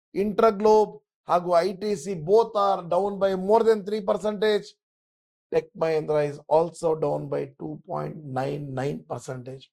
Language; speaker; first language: English; non-native, local second language; Kannada